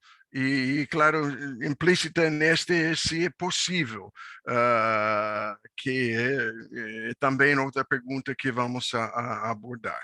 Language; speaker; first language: Portuguese; non-native, fluent; English